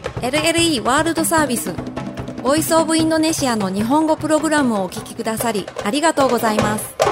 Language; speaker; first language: Japanese; non-native, fluent; Indonesian